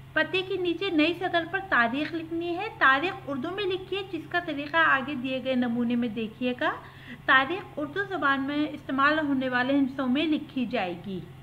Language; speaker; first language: Urdu; native; Urdu